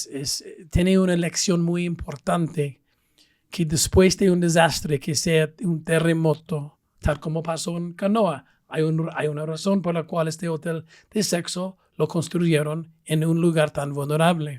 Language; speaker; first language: Spanish; non-native, fluent; English